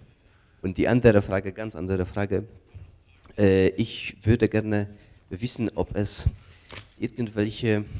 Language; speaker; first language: German; non-native, fluent; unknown